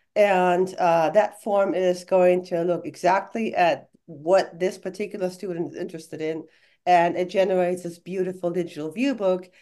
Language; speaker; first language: English; non-native, fluent; German